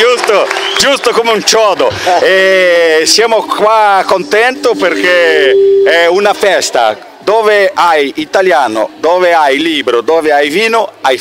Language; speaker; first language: Italian; non-native, learner; Portuguese